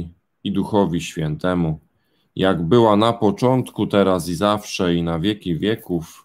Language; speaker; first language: Polish; native; Polish